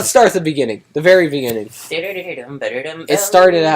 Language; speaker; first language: English; native; English